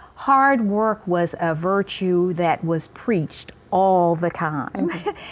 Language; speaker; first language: English; native; English